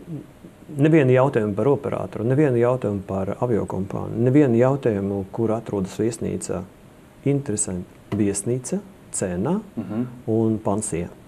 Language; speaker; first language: Latvian; non-native, local second language; Russian